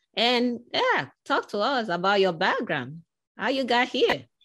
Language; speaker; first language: English; non-native, local second language; Yoruba